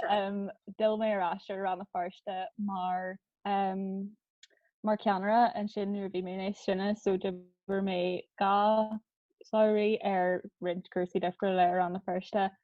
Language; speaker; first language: Irish; non-native, local second language; English